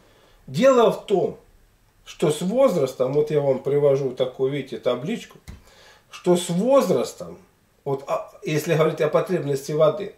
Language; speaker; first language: Russian; native; Russian